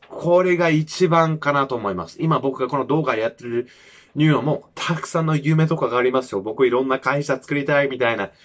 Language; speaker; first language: Japanese; non-native, fluent; English